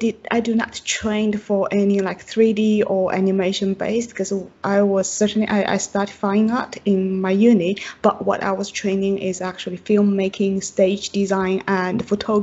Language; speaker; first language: English; non-native, fluent; Chinese